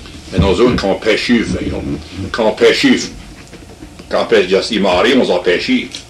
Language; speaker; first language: French; early bilingual, heritage; French